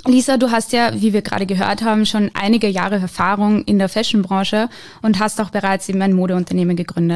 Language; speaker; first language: German; native; German